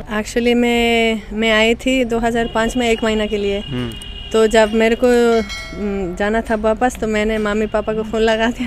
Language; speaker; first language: Hindi; non-native, fluent; Spanish